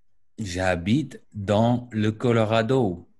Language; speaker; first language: French; non-native, learner; English